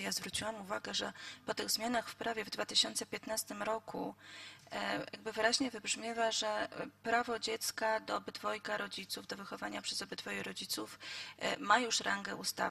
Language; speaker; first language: Polish; native; Polish